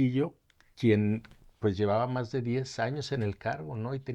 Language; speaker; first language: Spanish; native; Spanish